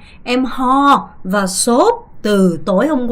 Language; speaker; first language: Vietnamese; non-native, fluent; Korean